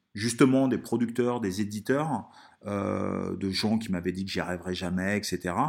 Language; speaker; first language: French; early bilingual, other home language; Italian